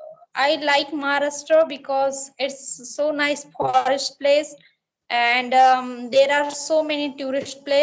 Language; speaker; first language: English; non-native, learner; Marathi